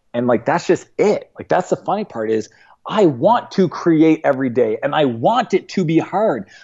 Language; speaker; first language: English; native; English